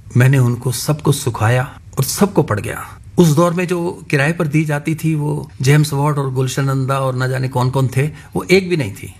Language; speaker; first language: Hindi; non-native, local second language; Punjabi